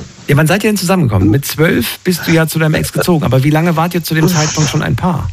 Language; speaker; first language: German; native; German